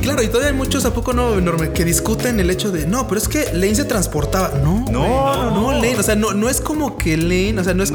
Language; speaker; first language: Spanish; native; Spanish